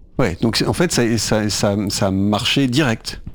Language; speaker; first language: French; native; French